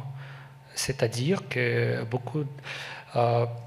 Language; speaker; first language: French; non-native, learner; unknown